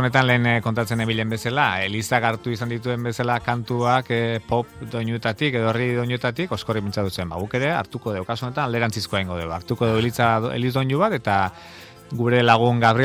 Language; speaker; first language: Basque; native; Basque